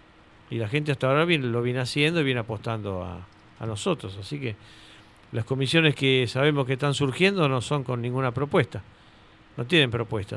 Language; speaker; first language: Spanish; native; Spanish